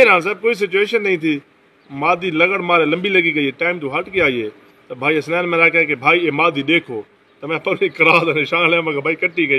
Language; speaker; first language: Hindi; non-native, local second language; Punjabi